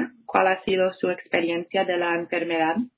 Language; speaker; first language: Spanish; non-native, fluent; English